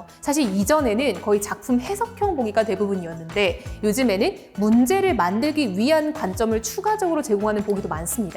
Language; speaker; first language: Korean; native; Korean